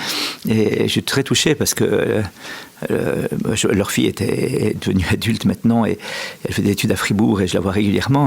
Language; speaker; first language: French; native; French